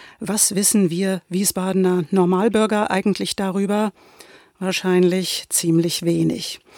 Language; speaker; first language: German; native; German